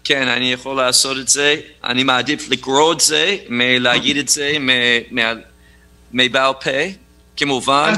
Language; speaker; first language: Hebrew; non-native, fluent; English